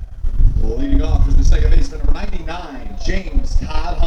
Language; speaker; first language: English; native; English